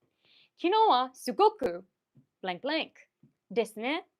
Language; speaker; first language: Japanese; non-native, fluent; English